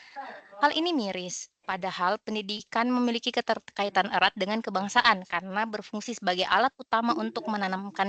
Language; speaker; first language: Indonesian; native; Indonesian